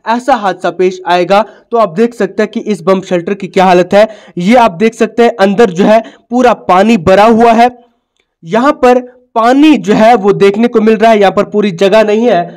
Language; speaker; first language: Hindi; non-native, local second language; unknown